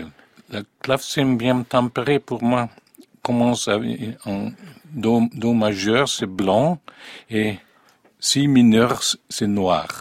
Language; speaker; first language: French; non-native, fluent; Hungarian